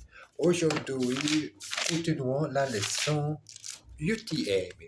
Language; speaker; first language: French; non-native, learner; Portuguese